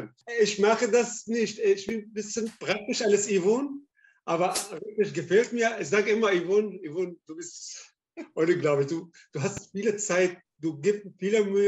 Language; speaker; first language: German; non-native, learner; Arabic